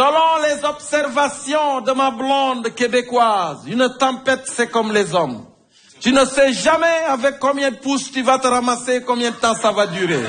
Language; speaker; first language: French; native; French